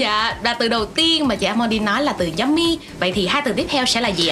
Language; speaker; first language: Vietnamese; native; Vietnamese